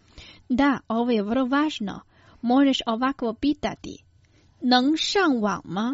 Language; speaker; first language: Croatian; non-native, fluent; Chinese